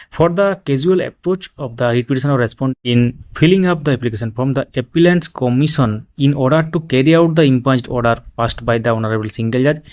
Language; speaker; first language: English; non-native, local second language; Bangla